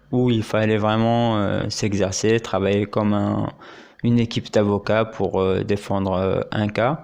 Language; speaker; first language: French; non-native, local second language; Arabic